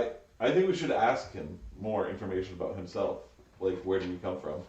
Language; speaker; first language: English; native; English